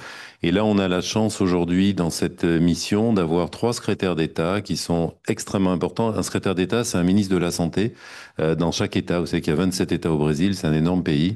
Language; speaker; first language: French; native; French